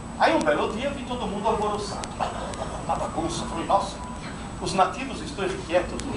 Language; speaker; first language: Portuguese; non-native, fluent; Italian